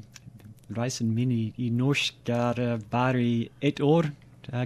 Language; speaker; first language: Norwegian; non-native, learner; English